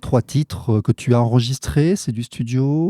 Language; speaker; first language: French; native; French